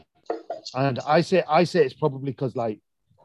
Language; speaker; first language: English; native; English